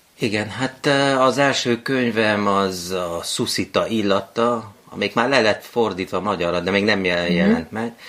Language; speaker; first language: Hungarian; native; Hungarian